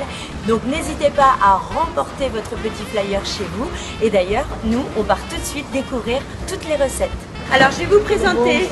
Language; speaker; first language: French; native; French